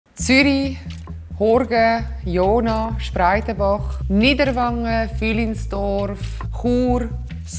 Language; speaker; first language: German; native; German